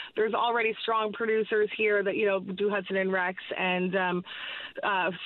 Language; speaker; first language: English; native; English